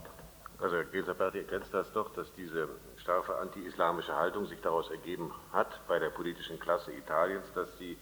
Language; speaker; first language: German; native; German